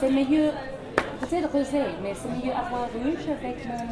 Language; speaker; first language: French; non-native, learner; English